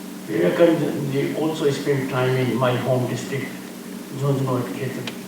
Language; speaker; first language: English; non-native, local second language; Hindi